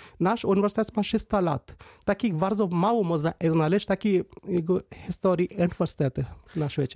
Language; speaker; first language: Polish; non-native, fluent; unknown